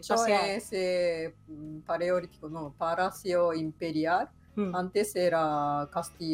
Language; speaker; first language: Spanish; non-native, fluent; Japanese